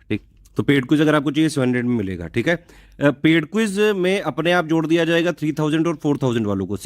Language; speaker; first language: Hindi; native; Hindi